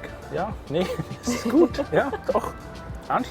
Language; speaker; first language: German; native; German